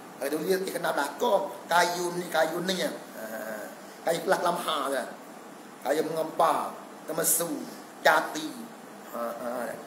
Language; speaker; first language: Malay; native; Malay